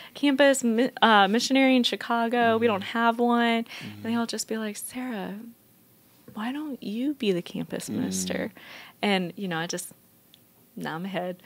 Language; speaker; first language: English; native; English